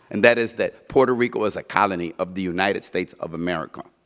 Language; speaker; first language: English; early bilingual, other home language; Spanish